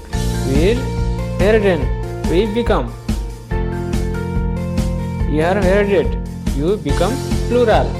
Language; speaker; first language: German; non-native, learner; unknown